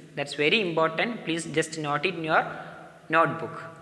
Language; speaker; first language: English; non-native, local second language; Malayalam